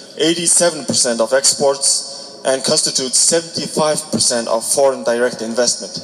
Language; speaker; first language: English; non-native, fluent; Mongolian